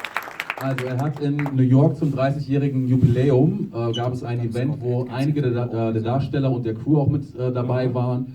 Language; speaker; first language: German; native; German